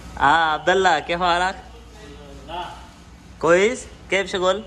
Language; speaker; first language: Arabic; non-native, learner; Marathi